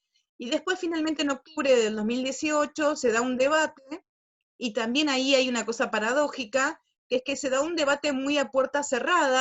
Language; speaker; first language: Spanish; native; Spanish